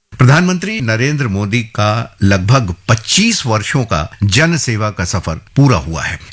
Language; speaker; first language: Hindi; native; Hindi